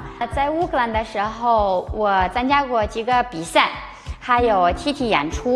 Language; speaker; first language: Chinese; non-native, fluent; Ukrainian